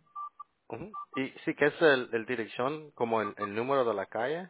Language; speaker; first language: Spanish; early bilingual, heritage; Spanish